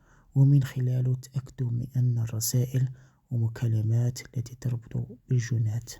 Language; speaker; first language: Arabic; native; Arabic